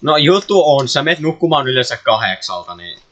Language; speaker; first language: Finnish; native; Finnish